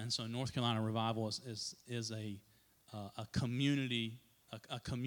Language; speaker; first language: English; native; English